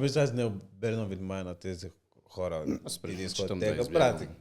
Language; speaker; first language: Bulgarian; non-native, learner; Portuguese